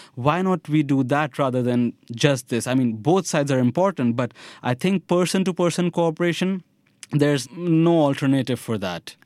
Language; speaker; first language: English; non-native, local second language; Hindi